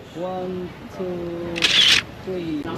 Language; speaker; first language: English; non-native, learner; Korean